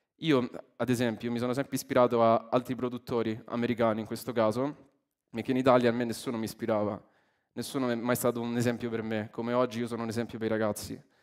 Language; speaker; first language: Italian; early bilingual, other home language; English